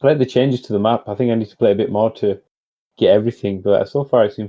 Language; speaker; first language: English; native; English